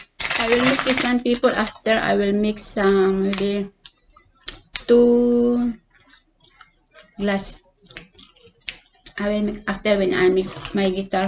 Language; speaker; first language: English; non-native, learner; Cebuano